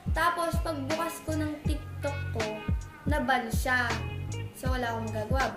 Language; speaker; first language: Filipino; native; Filipino